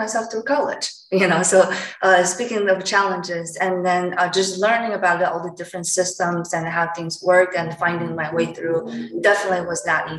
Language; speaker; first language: English; non-native, fluent; Chinese